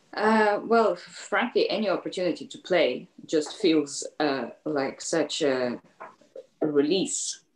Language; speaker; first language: English; native; English